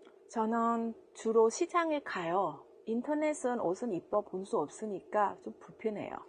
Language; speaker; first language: Korean; non-native, fluent; Vietnamese